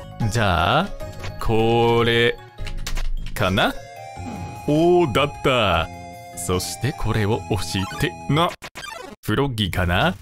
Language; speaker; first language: Japanese; non-native, fluent; English